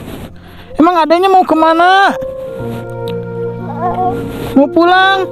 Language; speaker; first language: Indonesian; native; Indonesian